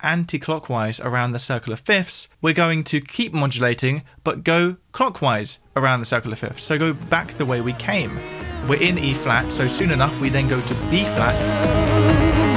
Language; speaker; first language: English; native; English